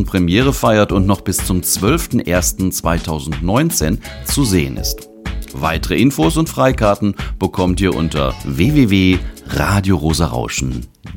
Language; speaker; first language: German; native; German